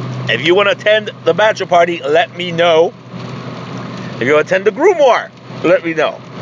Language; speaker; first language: English; early bilingual, other home language; Spanish